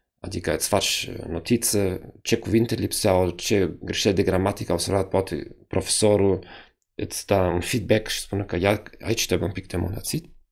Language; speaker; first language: Romanian; non-native, fluent; German